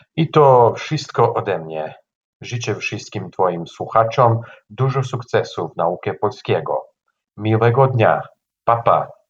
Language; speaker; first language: Polish; non-native, learner; Bosnian